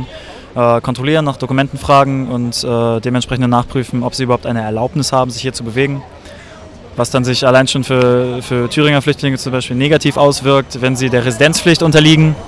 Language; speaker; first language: German; native; German